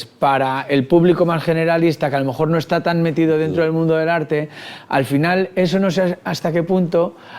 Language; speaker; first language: Spanish; native; Spanish